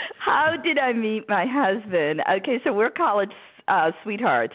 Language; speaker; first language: English; early bilingual, other home language; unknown